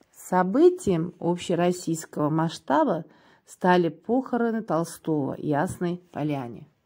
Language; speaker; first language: Russian; non-native, local second language; Kyrgyz